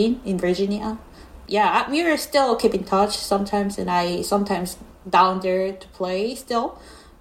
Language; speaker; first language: English; non-native, learner; Korean